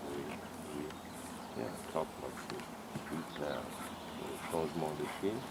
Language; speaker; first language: French; non-native, learner; German